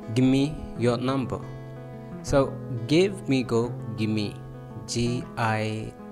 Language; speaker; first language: Urdu; native; Urdu